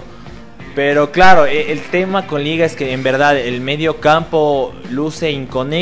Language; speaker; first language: Spanish; native; Spanish